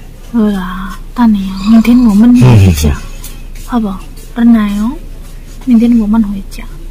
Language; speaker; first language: Chinese; non-native, learner; Indonesian